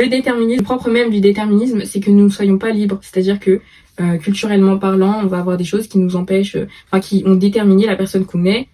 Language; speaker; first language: French; native; French